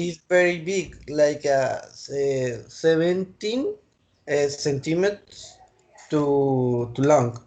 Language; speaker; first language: English; non-native, learner; Spanish